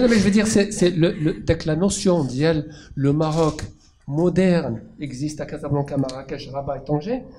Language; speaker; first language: French; non-native, local second language; Arabic